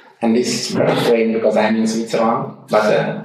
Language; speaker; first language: English; non-native, fluent; Italian